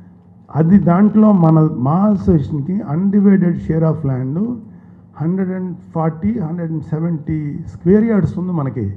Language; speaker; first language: Telugu; native; Telugu